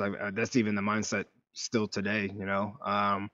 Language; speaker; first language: English; native; English